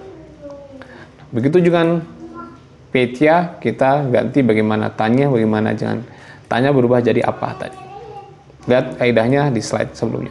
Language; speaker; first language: Indonesian; non-native, local second language; Javanese